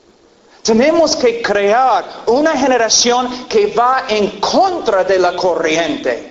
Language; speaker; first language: Spanish; non-native, fluent; English